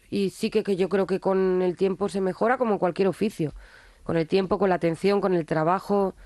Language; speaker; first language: Spanish; native; Spanish